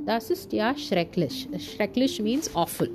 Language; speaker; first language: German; non-native, fluent; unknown